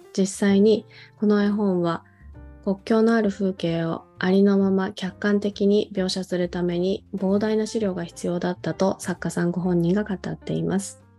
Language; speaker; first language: Japanese; non-native, fluent; Korean